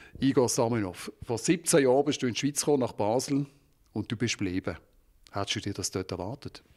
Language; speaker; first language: German; native; German